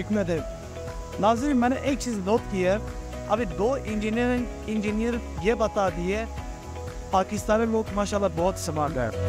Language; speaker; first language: Hindi; non-native, learner; Turkish